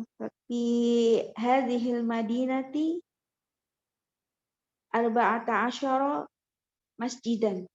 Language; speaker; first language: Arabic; non-native, learner; Indonesian